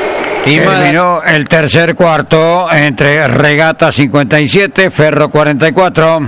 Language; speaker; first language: Spanish; native; Spanish